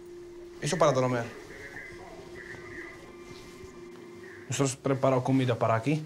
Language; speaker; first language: Spanish; non-native, learner; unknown